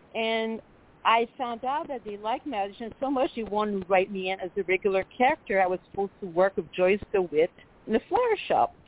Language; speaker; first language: English; non-native, fluent; French